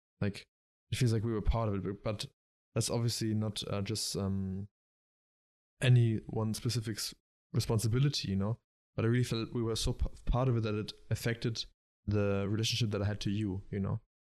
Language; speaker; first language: English; early bilingual, other home language; German